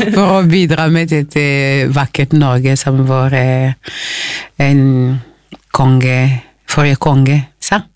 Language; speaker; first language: Norwegian; non-native, fluent; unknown